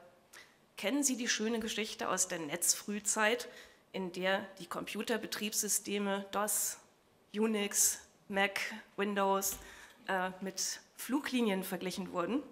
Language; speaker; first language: German; native; German